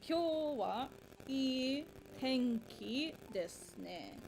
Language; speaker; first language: Japanese; non-native, learner; English